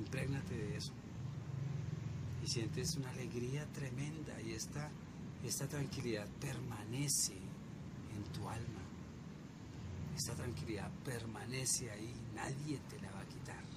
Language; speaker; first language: Spanish; native; Spanish